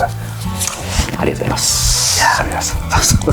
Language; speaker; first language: Japanese; native; Japanese